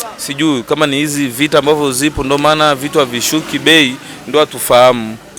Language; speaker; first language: Swahili; native; Swahili